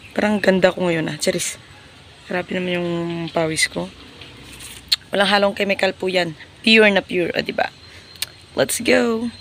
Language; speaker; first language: Filipino; native; Filipino